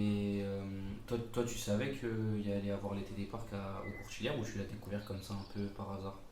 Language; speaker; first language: French; native; French